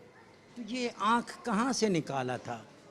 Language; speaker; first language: Urdu; native; Urdu